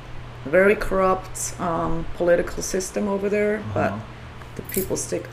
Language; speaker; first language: English; non-native, fluent; Swiss German